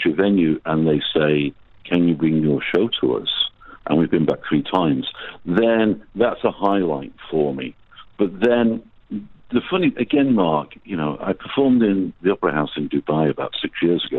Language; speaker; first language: English; native; English